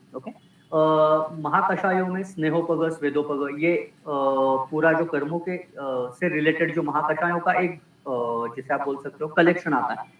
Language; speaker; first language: Hindi; non-native, local second language; Marathi